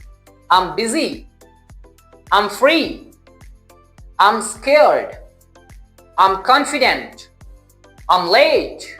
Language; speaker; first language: English; non-native, local second language; Urdu